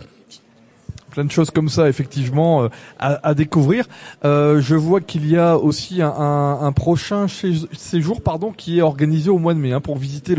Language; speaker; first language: French; native; French